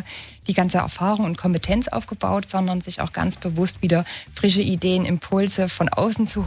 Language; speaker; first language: German; native; German